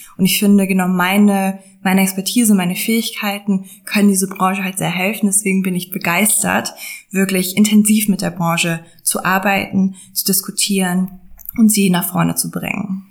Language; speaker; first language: German; non-native, fluent; English